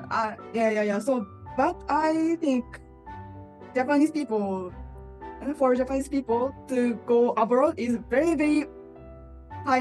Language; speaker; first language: English; non-native, learner; Japanese